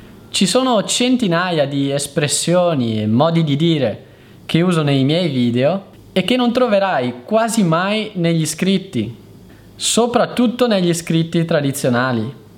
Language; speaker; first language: Italian; native; Italian